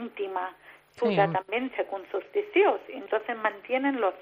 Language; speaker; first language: Spanish; non-native, learner; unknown